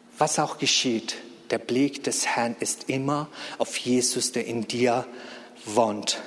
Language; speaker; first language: German; non-native, fluent; Persian